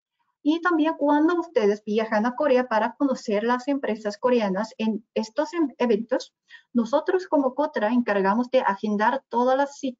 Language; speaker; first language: Spanish; non-native, fluent; Korean